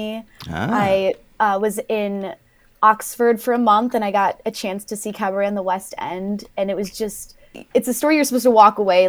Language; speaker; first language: English; native; English